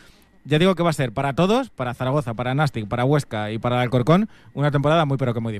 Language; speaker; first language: Spanish; native; Spanish